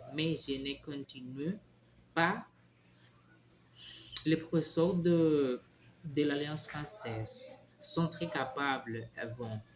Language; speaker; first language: French; non-native, learner; Spanish